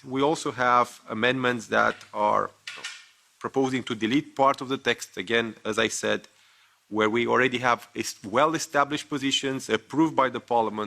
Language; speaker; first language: English; non-native, fluent; Romanian